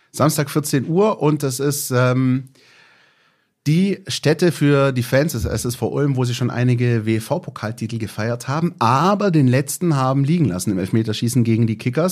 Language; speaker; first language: German; native; German